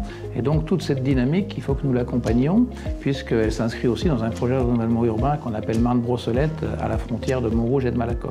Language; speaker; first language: French; native; French